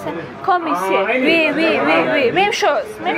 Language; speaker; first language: French; non-native, learner; Turkish